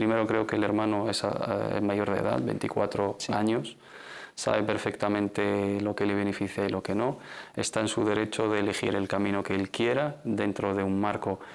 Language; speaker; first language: Spanish; native; Spanish